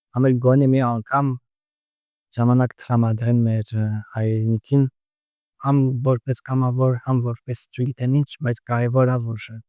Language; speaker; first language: Armenian; early bilingual, heritage; Armenian